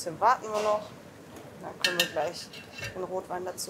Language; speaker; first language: German; native; German